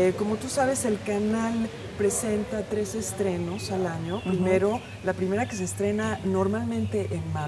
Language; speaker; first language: Spanish; native; Spanish